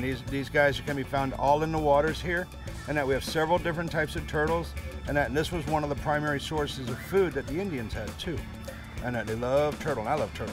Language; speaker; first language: English; native; English